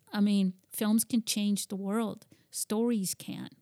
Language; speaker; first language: English; early bilingual, heritage; English